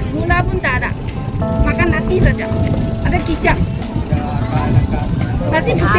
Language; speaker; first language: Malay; non-native, local second language; Chinese